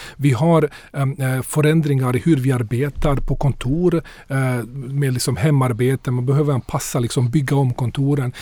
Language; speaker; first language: Swedish; non-native, fluent; Bosnian